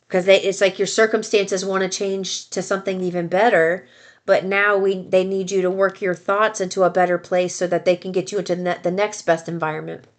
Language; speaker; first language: English; native; English